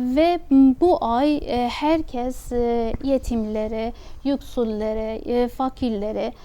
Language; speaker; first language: Turkish; non-native, fluent; Persian